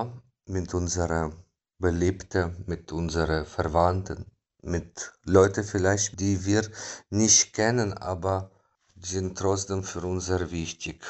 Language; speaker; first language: German; non-native, fluent; Ukrainian